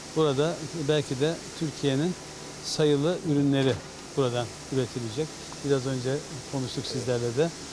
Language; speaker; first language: Turkish; native; Turkish